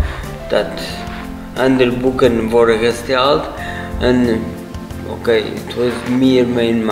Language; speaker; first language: Dutch; non-native, learner; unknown